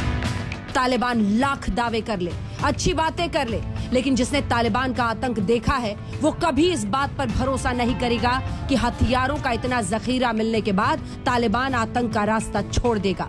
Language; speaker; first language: Hindi; native; Hindi